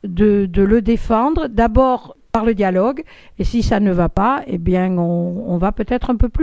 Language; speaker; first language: French; native; French